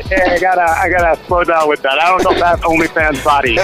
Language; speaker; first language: English; native; English